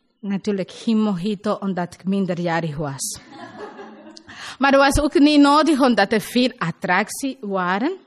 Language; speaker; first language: Dutch; non-native, learner; Spanish